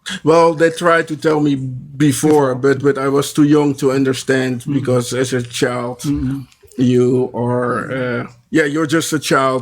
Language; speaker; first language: English; non-native, fluent; Dutch